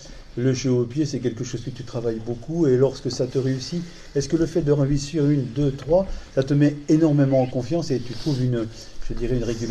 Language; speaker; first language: French; native; French